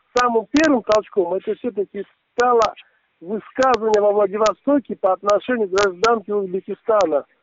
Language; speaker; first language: Russian; non-native, local second language; Uzbek